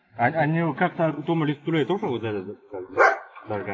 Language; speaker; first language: Russian; non-native, learner; Chinese